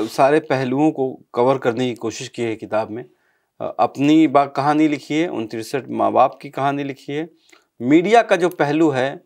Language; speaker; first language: Hindi; native; Hindi